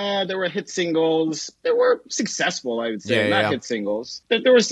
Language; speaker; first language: English; non-native, local second language; Yoruba